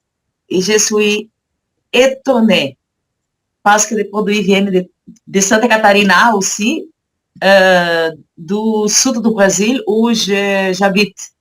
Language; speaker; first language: French; non-native, learner; Portuguese